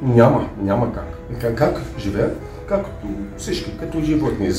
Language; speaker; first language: Bulgarian; non-native, learner; Arabic